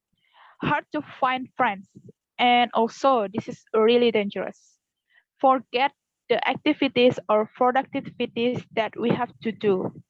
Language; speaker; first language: English; non-native, learner; Indonesian